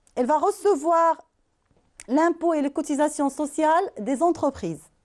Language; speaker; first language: French; non-native, local second language; Arabic